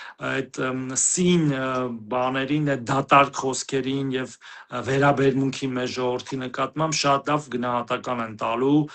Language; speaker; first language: Armenian; native; Armenian